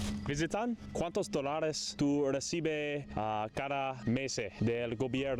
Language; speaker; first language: Spanish; non-native, learner; English